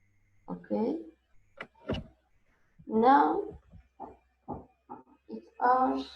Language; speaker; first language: English; non-native, fluent; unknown